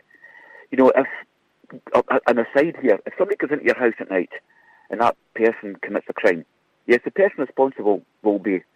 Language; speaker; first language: English; native; English